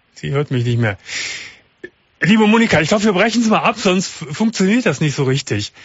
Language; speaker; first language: German; native; German